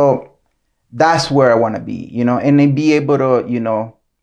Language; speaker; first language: English; non-native, fluent; Spanish